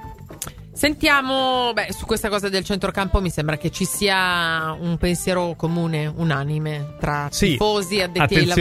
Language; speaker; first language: Italian; native; Italian